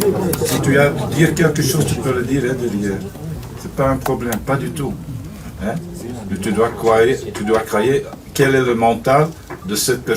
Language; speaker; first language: French; non-native, fluent; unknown